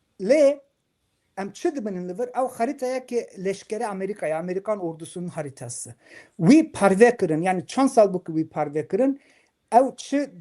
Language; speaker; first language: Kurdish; non-native, local second language; Turkish